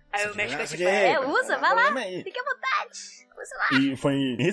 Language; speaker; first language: Portuguese; native; Portuguese